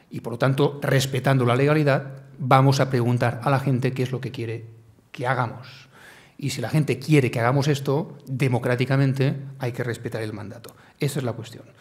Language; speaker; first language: Spanish; native; Spanish